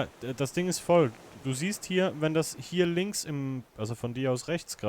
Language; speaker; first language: German; native; German